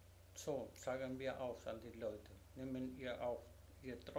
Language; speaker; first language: German; non-native, learner; Spanish